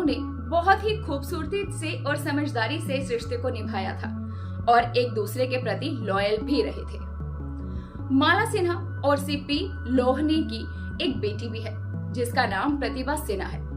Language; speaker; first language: Hindi; native; Hindi